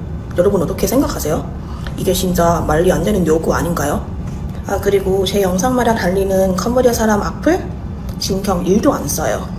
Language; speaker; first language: Korean; non-native, fluent; Thai